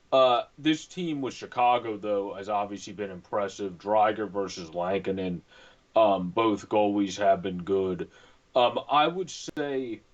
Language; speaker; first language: English; native; English